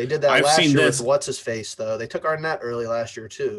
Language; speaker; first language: English; native; English